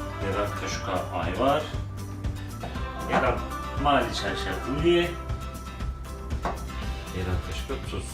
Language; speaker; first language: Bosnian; non-native, learner; Turkish